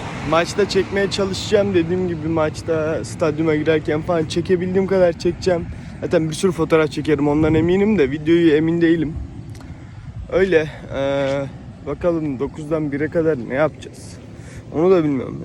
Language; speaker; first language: Turkish; native; Turkish